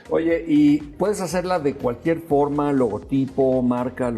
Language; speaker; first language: Spanish; native; Spanish